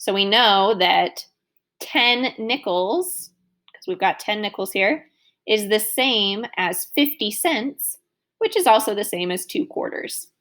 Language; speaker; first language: English; native; English